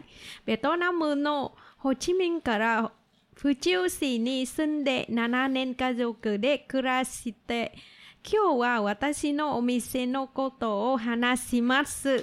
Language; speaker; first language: Japanese; non-native, learner; Vietnamese